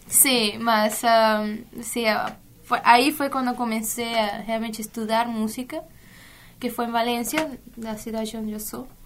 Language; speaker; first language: Portuguese; non-native, fluent; Spanish